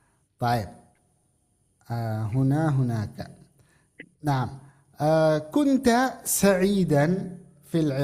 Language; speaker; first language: Arabic; non-native, fluent; Indonesian